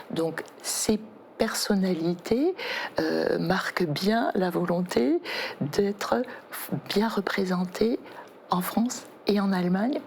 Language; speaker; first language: French; native; French